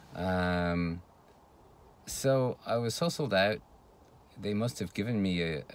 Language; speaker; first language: English; native; English